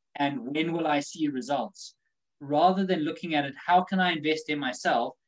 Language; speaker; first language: English; native; English